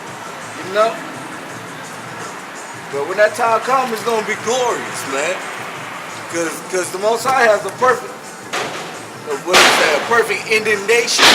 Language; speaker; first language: English; native; English